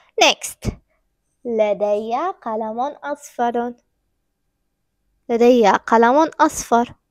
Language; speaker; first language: Arabic; non-native, fluent; English